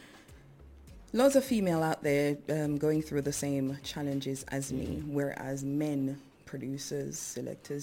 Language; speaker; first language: English; native; English